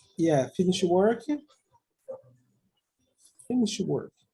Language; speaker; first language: English; non-native, fluent; Portuguese